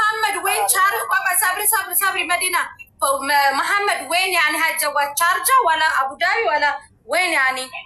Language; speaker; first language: Arabic; non-native, learner; Amharic